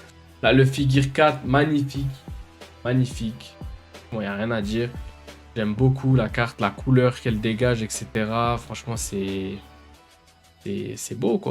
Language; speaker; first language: French; native; French